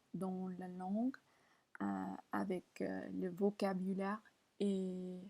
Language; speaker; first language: French; non-native, learner; English